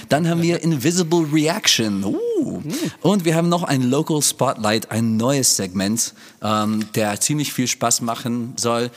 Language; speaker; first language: German; non-native, fluent; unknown